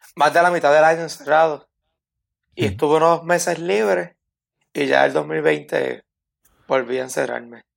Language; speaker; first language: Spanish; native; Spanish